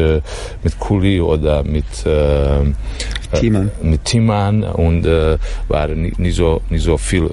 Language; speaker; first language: German; non-native, learner; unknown